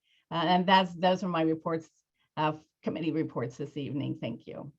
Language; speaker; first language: English; native; English